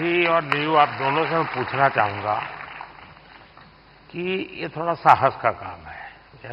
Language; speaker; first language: Hindi; non-native, local second language; Gujarati